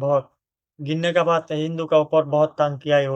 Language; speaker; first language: Hindi; non-native, learner; Bangla